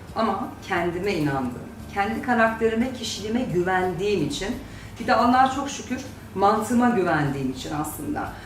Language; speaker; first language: Turkish; native; Turkish